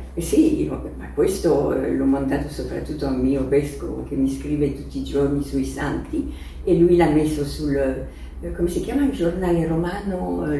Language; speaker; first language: Italian; non-native, fluent; French